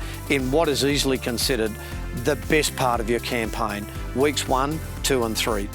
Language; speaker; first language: English; native; English